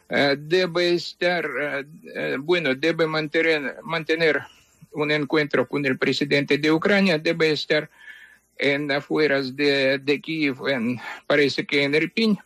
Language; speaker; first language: Spanish; non-native, fluent; Ukrainian